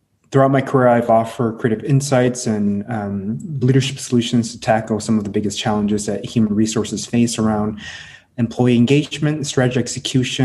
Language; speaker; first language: English; early bilingual, other home language; Hmong